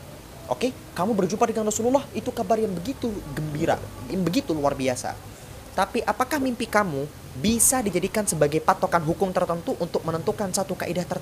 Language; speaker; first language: Indonesian; native; Indonesian